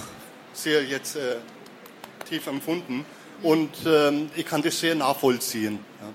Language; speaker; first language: German; early bilingual, other home language; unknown